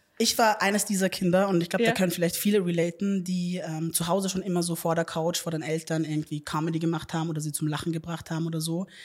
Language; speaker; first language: German; native; German